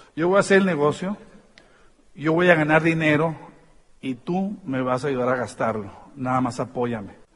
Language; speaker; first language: Spanish; native; Spanish